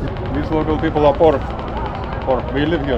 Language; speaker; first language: English; non-native, learner; Lithuanian